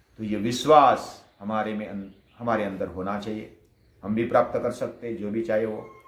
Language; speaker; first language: Hindi; non-native, local second language; Marathi